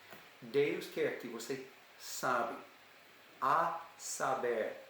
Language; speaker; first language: Portuguese; non-native, learner; English